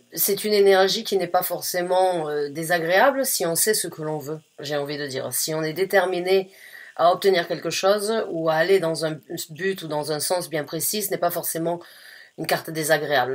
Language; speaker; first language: French; native; French